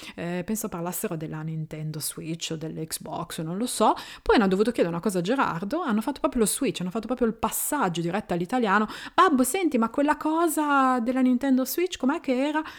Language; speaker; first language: Italian; native; Italian